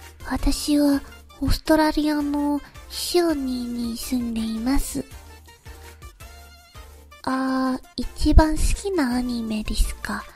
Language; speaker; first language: Japanese; non-native, learner; English